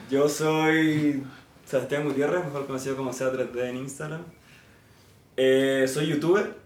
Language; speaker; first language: Spanish; native; Spanish